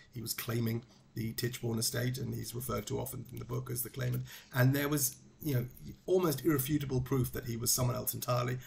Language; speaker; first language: English; native; English